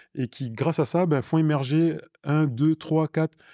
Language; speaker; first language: French; native; French